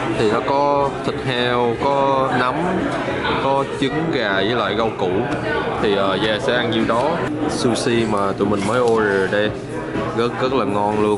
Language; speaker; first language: Vietnamese; early bilingual, other home language; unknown